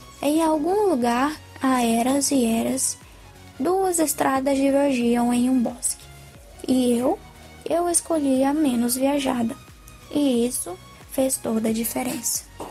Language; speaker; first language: Portuguese; native; Portuguese